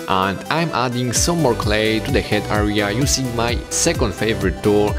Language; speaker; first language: English; non-native, fluent; Polish